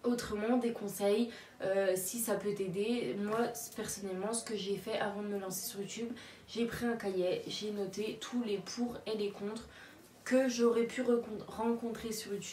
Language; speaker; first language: French; native; French